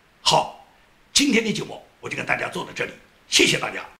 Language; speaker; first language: Chinese; native; Chinese